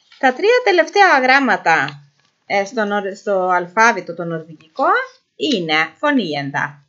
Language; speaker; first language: Greek; non-native, fluent; Norwegian